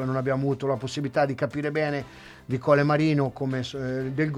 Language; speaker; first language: Italian; native; Italian